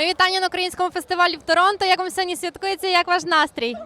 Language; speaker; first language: Ukrainian; native; Ukrainian